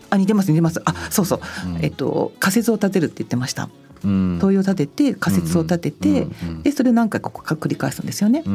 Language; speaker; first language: Japanese; native; Japanese